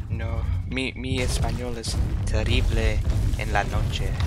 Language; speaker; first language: Spanish; non-native, learner; English